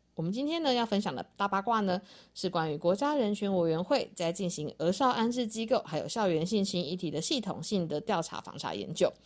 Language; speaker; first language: Chinese; native; Chinese